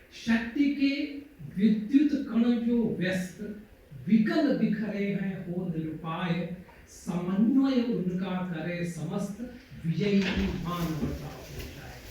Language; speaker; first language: Hindi; native; Hindi